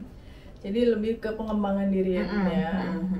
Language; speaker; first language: Indonesian; native; Indonesian